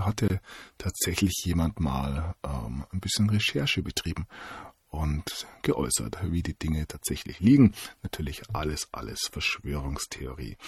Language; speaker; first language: German; native; German